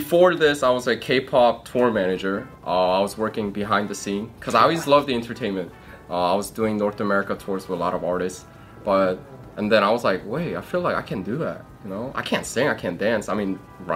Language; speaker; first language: English; early bilingual, other home language; Korean